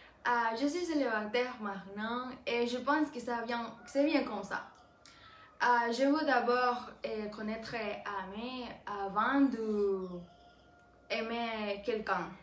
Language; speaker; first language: French; non-native, learner; Spanish